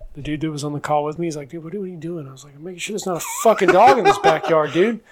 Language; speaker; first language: English; native; English